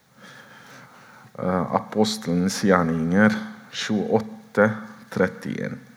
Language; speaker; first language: Norwegian; non-native, fluent; Oromo